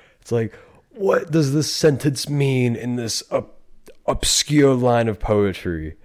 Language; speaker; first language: English; native; English